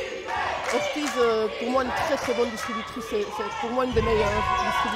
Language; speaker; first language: French; native; French